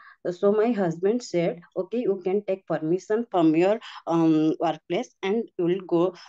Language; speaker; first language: English; non-native, learner; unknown